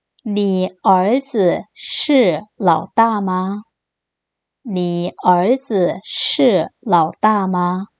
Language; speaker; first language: Chinese; non-native, fluent; Korean